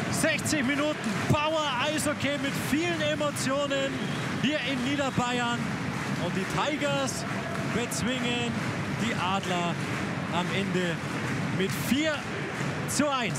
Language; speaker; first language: German; native; German